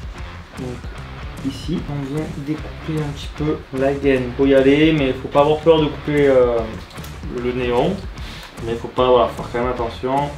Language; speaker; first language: French; native; French